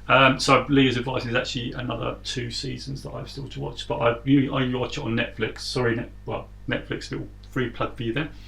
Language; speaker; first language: English; native; English